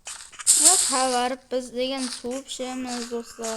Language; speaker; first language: Kazakh; native; Kazakh